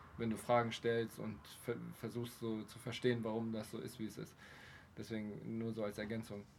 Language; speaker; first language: German; early bilingual, other home language; Polish